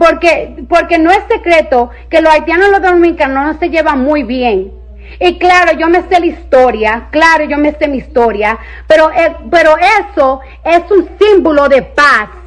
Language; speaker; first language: Spanish; early bilingual, heritage; Spanish